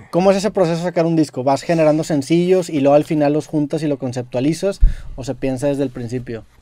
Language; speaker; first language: Spanish; native; Spanish